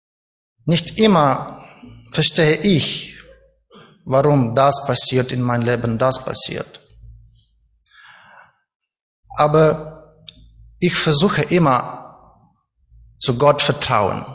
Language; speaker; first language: German; non-native, learner; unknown